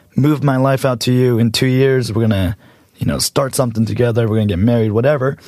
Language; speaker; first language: English; native; English